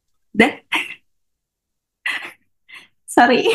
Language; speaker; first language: Korean; non-native, learner; Indonesian